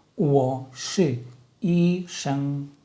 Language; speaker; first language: Chinese; non-native, learner; Russian